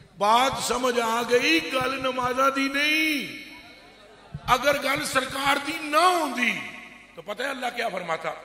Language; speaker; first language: Urdu; non-native, local second language; Punjabi